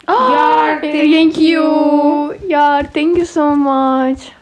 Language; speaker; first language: English; non-native, learner; Russian